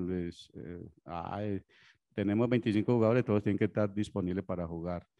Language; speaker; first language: Spanish; native; Spanish